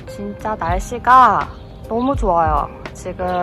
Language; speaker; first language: Korean; native; Korean